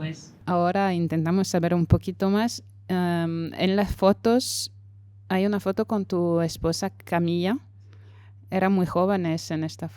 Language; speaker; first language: Spanish; non-native, fluent; French